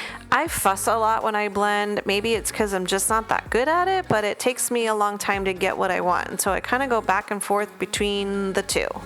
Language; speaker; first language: English; native; English